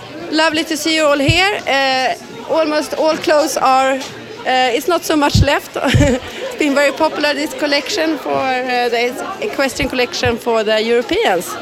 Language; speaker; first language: English; non-native, fluent; Swedish